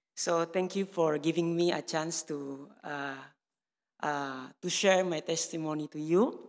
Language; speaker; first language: English; non-native, learner; Indonesian